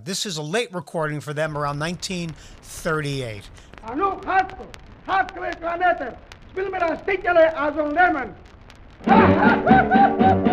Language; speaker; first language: English; native; English